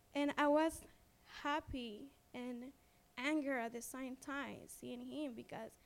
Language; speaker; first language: English; non-native, fluent; Spanish